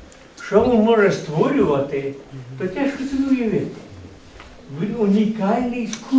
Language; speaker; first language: Ukrainian; native; Ukrainian